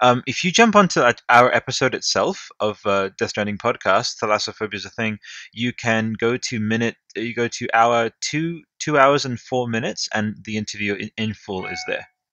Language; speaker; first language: English; early bilingual, other home language; Italian